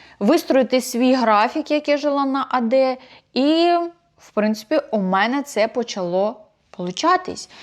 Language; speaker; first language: Ukrainian; non-native, local second language; Russian